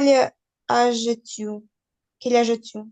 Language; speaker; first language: French; non-native, learner; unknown